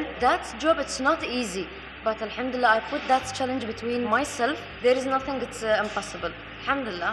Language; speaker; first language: English; non-native, learner; Arabic